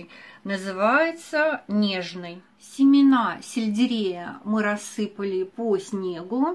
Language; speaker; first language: Russian; native; Russian